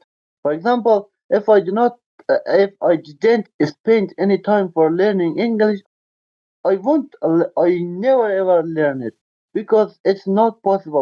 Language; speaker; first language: English; non-native, learner; Persian